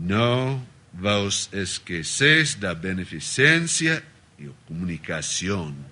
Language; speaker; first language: Spanish; non-native, learner; Portuguese